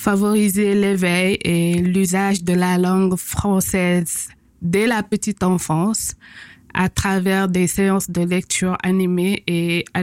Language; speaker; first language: French; non-native, local second language; Wolof